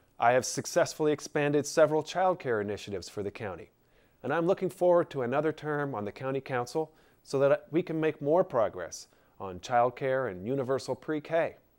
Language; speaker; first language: English; native; English